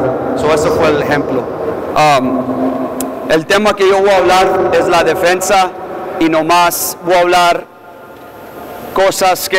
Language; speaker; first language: Spanish; early bilingual, heritage; English